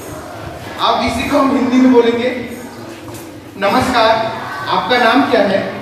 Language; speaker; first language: Hindi; non-native, local second language; Bangla